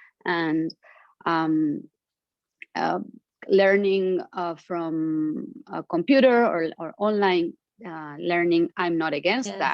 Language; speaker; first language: English; non-native, fluent; Spanish